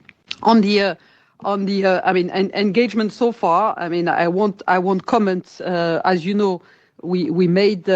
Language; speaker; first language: English; non-native, fluent; French